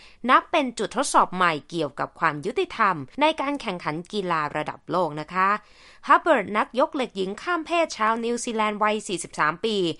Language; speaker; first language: Thai; native; Thai